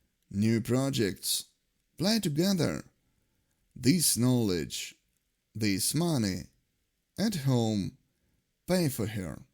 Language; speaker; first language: English; non-native, fluent; Ukrainian